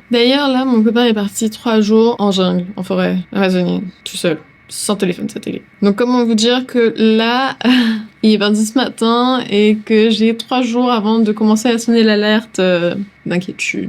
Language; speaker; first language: French; native; French